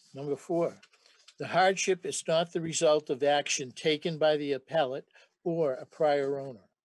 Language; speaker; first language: English; native; English